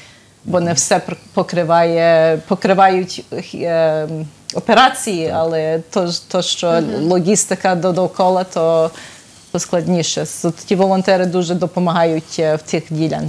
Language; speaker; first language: Ukrainian; early bilingual, heritage; Ukrainian